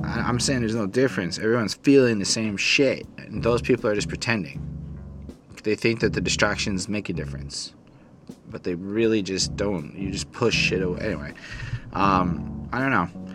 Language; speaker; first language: English; native; English